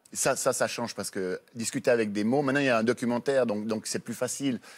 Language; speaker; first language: French; native; French